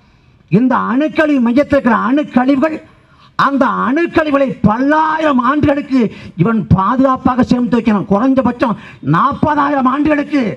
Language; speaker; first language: Tamil; native; Tamil